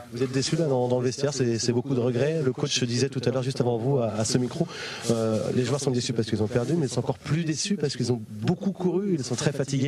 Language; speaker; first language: French; native; French